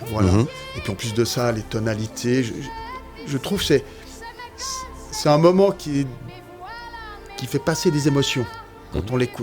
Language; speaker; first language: French; native; French